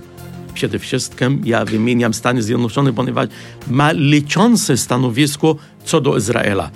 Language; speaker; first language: Polish; non-native, fluent; Arabic